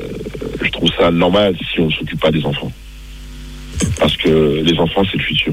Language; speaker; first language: French; early bilingual, other home language; Bambara